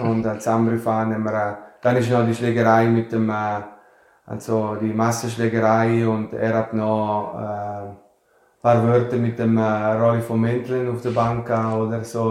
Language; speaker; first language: German; non-native, fluent; Italian